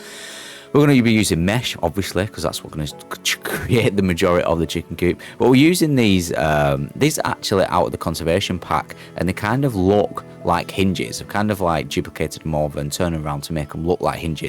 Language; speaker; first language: English; native; English